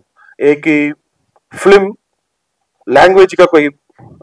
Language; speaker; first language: Hindi; non-native, local second language; Telugu